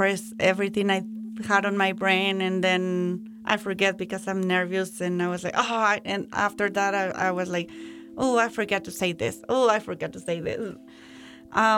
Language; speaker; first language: English; non-native, learner; Spanish